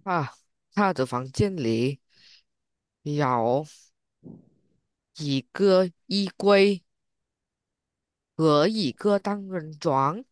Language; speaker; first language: Chinese; non-native, learner; Vietnamese